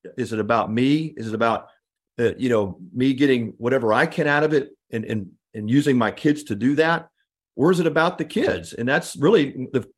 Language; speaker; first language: English; native; English